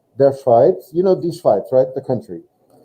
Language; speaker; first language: German; non-native, fluent; English